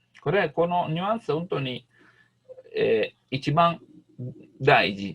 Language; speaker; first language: Japanese; non-native, learner; Italian